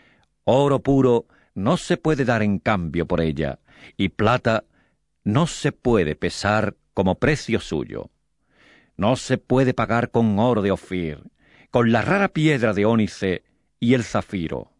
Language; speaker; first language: Spanish; native; Spanish